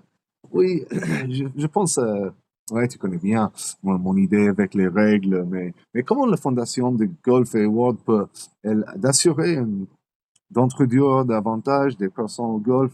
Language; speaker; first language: French; non-native, learner; English